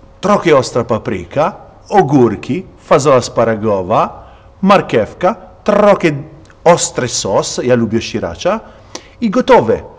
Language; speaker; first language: Polish; non-native, learner; Italian